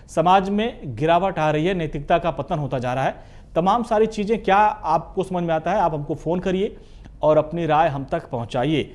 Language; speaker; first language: Hindi; native; Hindi